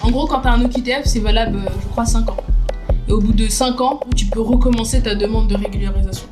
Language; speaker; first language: French; native; French